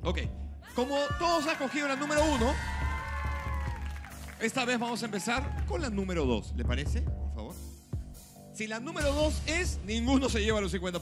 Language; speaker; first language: Spanish; native; Spanish